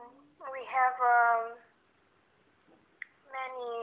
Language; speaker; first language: English; non-native, learner; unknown